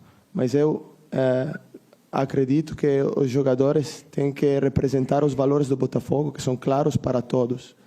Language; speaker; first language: Portuguese; non-native, fluent; Italian